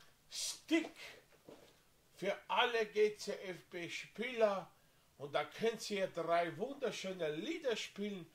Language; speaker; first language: German; non-native, fluent; Slovenian